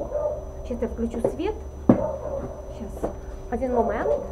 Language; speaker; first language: Russian; native; Russian